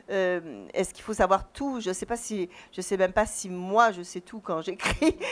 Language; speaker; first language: French; native; French